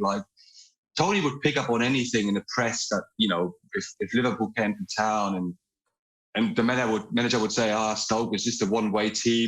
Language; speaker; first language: English; non-native, fluent; German